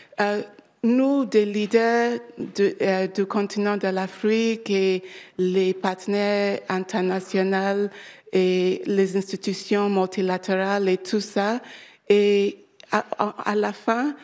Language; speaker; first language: French; non-native, learner; English